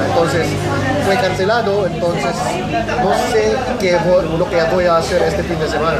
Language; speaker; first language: Spanish; non-native, fluent; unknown